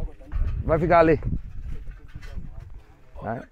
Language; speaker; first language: Portuguese; non-native, learner; Vietnamese